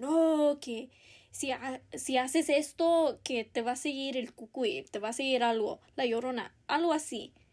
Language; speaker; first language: Spanish; early bilingual, heritage; Spanish